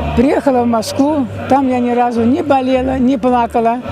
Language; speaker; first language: Russian; native; Russian